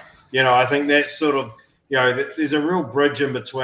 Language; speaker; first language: English; native; English